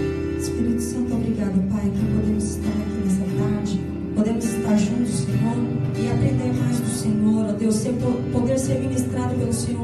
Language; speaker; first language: Portuguese; native; Portuguese